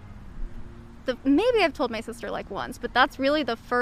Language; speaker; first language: English; native; English